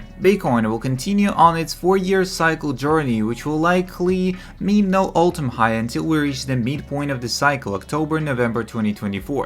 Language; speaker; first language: English; non-native, fluent; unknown